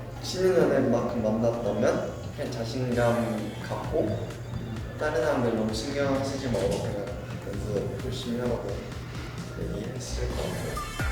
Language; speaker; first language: Korean; non-native, fluent; English